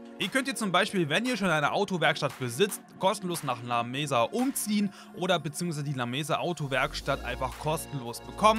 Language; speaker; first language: German; native; German